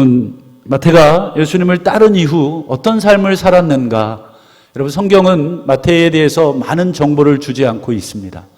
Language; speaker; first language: Korean; native; Korean